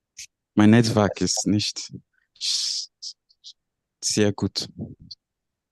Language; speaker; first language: German; non-native, learner; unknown